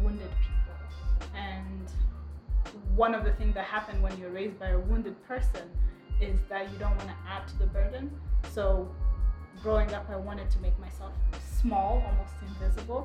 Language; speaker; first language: English; non-native, local second language; Kinyarwanda